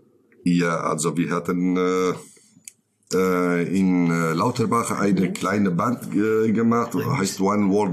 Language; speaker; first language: German; non-native, learner; Kurdish